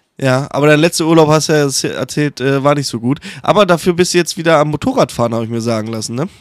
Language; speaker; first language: German; native; German